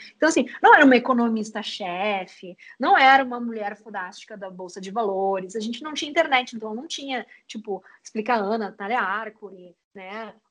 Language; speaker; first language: Portuguese; native; Portuguese